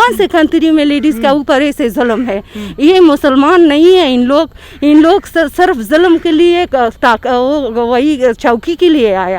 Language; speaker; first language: Hindi; non-native, learner; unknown